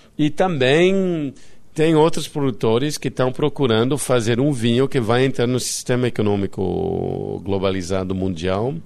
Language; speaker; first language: Portuguese; non-native, fluent; English